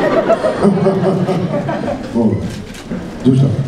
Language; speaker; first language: Japanese; native; Japanese